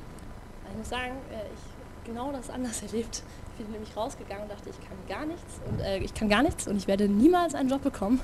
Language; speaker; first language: German; native; German